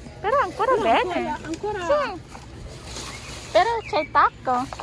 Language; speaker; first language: Italian; non-native, learner; Filipino